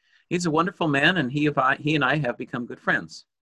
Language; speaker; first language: English; native; English